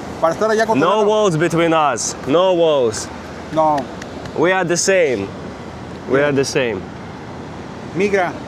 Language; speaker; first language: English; non-native, learner; Ukrainian